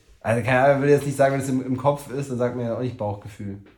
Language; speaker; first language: German; native; German